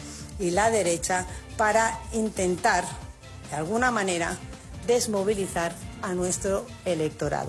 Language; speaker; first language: Spanish; native; Spanish